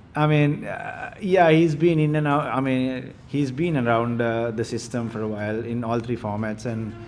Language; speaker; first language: English; non-native, local second language; Sinhala